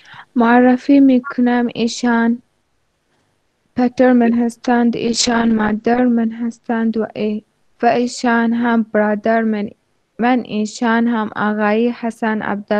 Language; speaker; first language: Persian; non-native, learner; Arabic